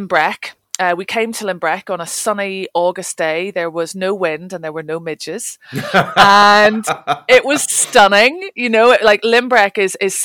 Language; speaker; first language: English; native; English